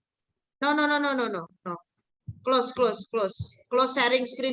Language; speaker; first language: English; non-native, fluent; Indonesian